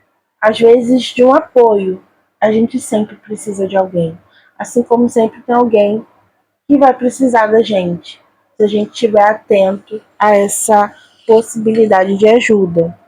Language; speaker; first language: Portuguese; native; Portuguese